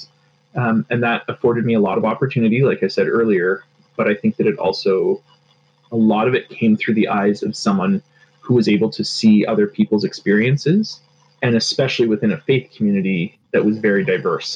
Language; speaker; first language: English; native; English